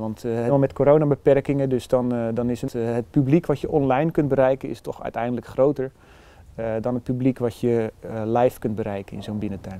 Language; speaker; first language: Dutch; native; Dutch